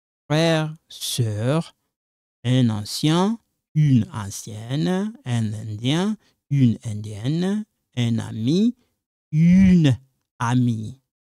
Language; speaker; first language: French; non-native, local second language; Lingala